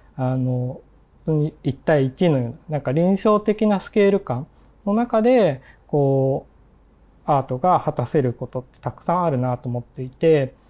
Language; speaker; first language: Japanese; native; Japanese